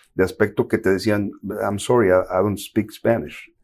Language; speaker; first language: Spanish; native; Spanish